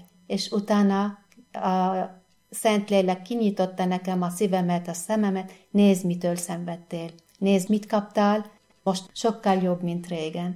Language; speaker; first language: Hungarian; non-native, fluent; Arabic